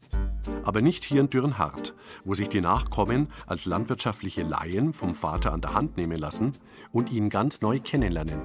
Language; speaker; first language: German; native; German